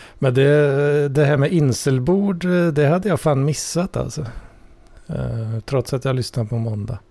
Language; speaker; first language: Swedish; native; Swedish